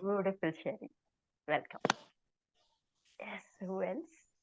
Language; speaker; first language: English; non-native, local second language; Telugu